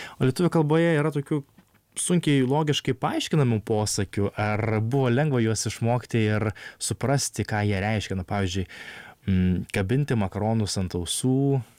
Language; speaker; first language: Lithuanian; native; Lithuanian